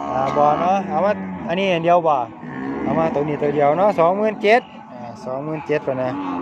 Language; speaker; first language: Thai; native; Thai